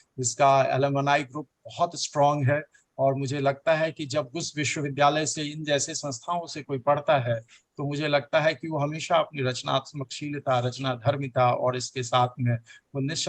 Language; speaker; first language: Hindi; native; Hindi